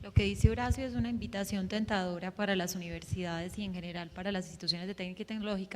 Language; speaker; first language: Spanish; native; Spanish